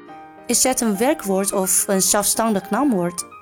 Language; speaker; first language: Dutch; non-native, learner; Chinese